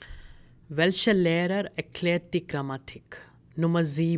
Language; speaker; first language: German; non-native, fluent; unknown